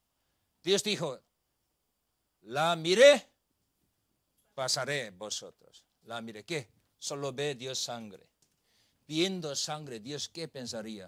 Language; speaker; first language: Spanish; non-native, learner; Korean